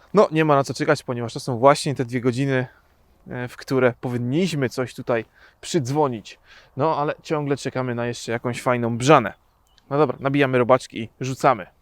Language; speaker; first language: Polish; native; Polish